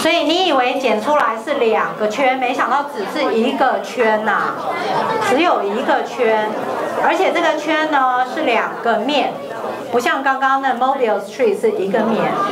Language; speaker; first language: Chinese; native; Chinese